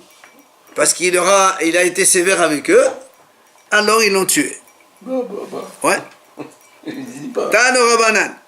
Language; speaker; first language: French; native; French